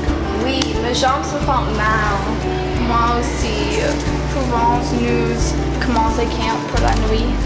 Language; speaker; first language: French; non-native, learner; English